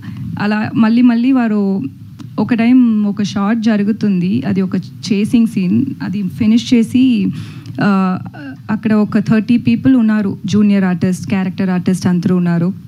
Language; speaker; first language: Telugu; non-native, learner; Tamil